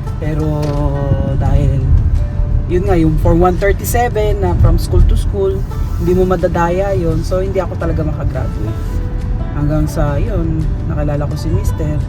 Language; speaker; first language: Filipino; native; Filipino